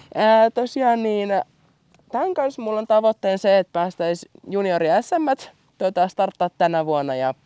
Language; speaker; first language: Finnish; native; Finnish